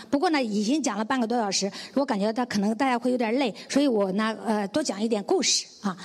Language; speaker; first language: Chinese; native; Chinese